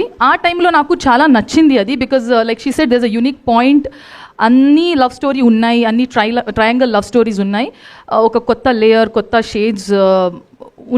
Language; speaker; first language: Telugu; non-native, fluent; Kannada